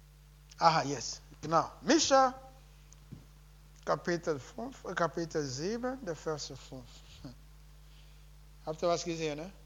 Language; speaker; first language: German; non-native, learner; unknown